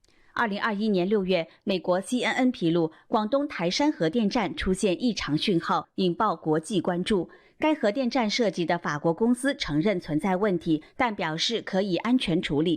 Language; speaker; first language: Chinese; native; Chinese